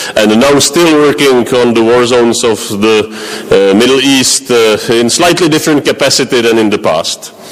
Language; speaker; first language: English; non-native, fluent; Czech